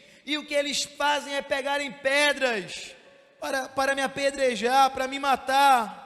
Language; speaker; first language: Portuguese; native; Portuguese